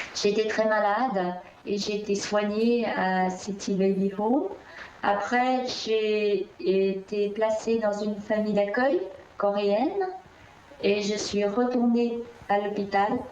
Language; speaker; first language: French; early bilingual, other home language; Korean